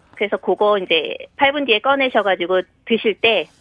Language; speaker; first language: Korean; native; Korean